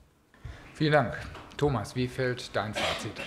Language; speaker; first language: German; native; German